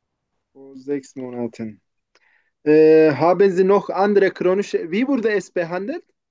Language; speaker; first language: German; non-native, learner; Turkish